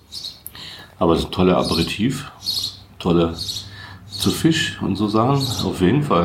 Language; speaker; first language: German; native; German